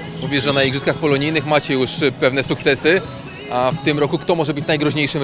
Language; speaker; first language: Polish; native; Polish